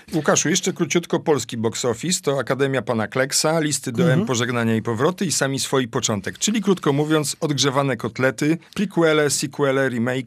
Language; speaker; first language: Polish; native; Polish